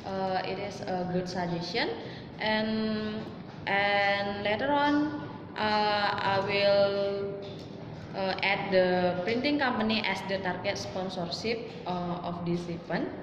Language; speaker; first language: English; non-native, learner; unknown